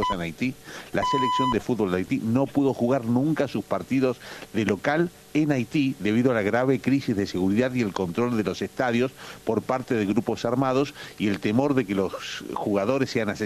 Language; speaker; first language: Spanish; native; Spanish